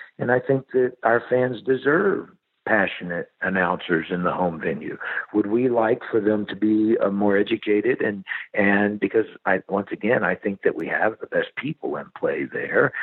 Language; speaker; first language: English; native; English